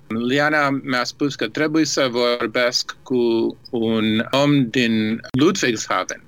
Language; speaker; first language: Romanian; early bilingual, heritage; Romanian